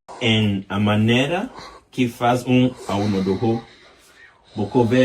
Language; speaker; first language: Portuguese; non-native, learner; English